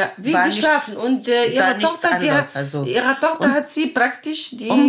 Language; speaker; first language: German; non-native, learner; Arabic